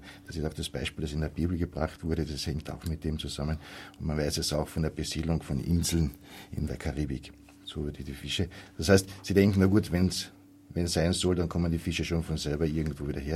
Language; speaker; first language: German; native; German